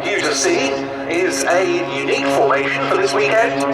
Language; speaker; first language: English; native; English